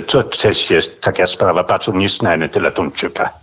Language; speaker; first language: Polish; non-native, fluent; Danish